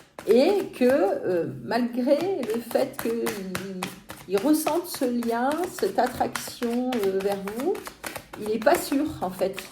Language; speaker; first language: French; native; French